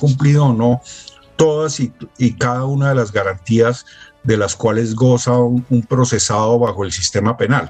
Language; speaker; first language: Spanish; native; Spanish